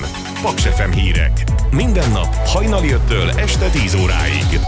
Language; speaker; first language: Hungarian; native; Hungarian